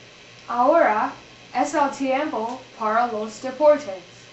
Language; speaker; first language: Spanish; non-native, learner; English